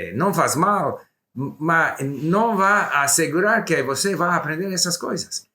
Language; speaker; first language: Portuguese; non-native, learner; English